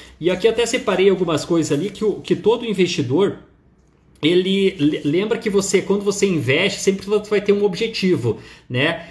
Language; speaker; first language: Portuguese; native; Portuguese